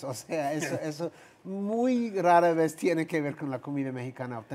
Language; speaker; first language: Spanish; non-native, fluent; English